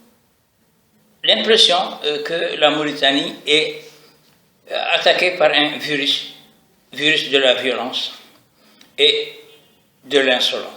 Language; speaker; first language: French; non-native, local second language; Arabic